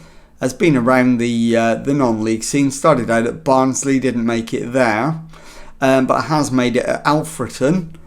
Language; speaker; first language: English; native; English